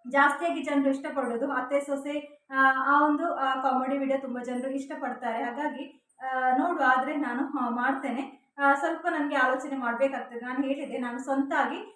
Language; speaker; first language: Kannada; native; Kannada